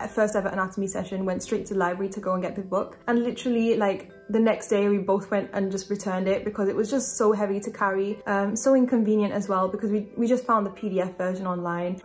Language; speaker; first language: English; native; English